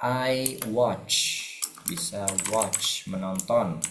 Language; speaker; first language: English; non-native, fluent; Indonesian